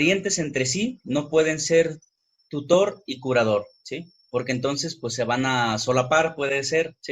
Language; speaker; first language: Spanish; native; Spanish